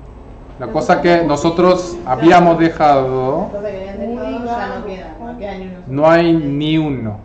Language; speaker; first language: Spanish; non-native, fluent; Korean